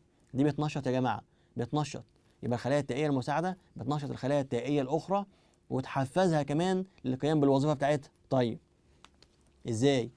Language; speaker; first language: Arabic; native; Arabic